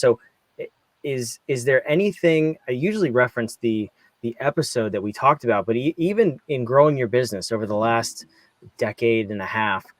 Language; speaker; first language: English; native; English